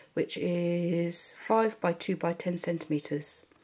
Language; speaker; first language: English; native; English